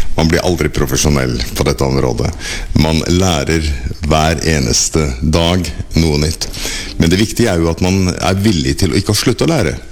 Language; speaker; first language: Norwegian; native; Norwegian